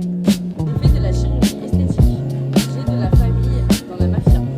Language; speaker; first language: French; native; French